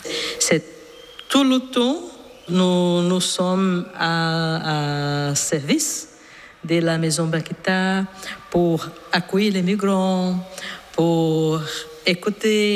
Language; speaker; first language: French; non-native, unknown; Portuguese